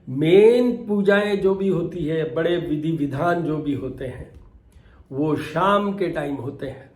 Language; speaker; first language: Hindi; native; Hindi